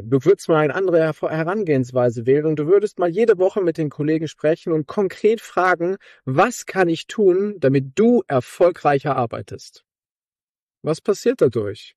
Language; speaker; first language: German; native; German